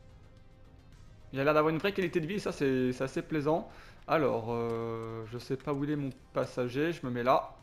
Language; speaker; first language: French; native; French